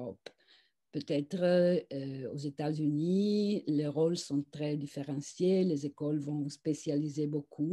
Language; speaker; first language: French; non-native, fluent; Italian